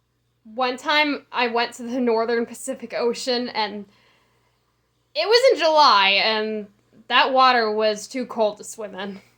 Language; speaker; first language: English; native; English